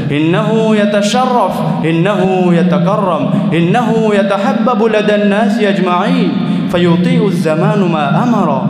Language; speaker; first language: Arabic; non-native, learner; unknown